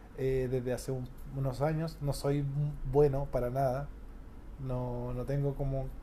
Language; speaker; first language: Spanish; native; Spanish